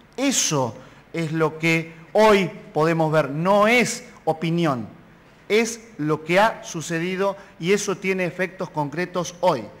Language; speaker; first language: Spanish; native; Spanish